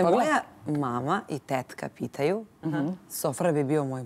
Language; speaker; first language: Serbian; native; Serbian